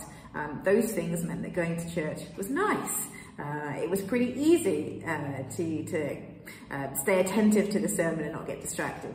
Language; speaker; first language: English; native; English